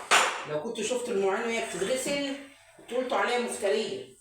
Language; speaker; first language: Arabic; native; Arabic